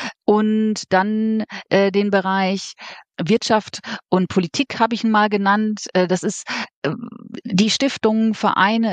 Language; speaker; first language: German; native; German